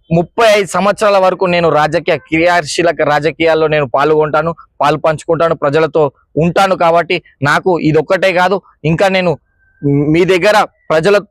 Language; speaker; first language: Telugu; native; Telugu